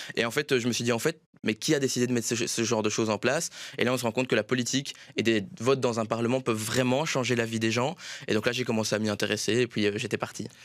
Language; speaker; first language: French; native; French